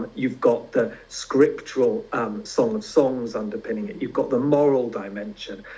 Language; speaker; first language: English; native; English